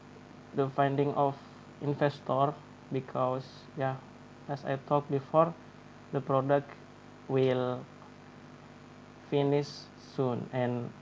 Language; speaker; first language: English; non-native, learner; Indonesian